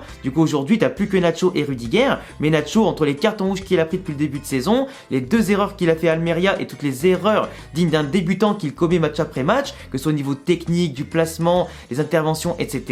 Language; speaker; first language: French; native; French